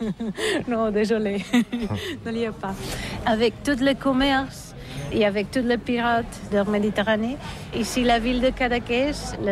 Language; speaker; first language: French; non-native, learner; Catalan